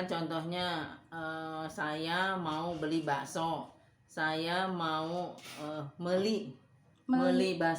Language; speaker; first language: Indonesian; non-native, local second language; Sundanese